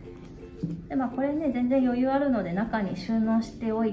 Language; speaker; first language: Japanese; native; Japanese